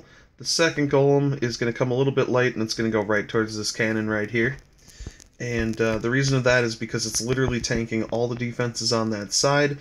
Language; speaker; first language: English; native; English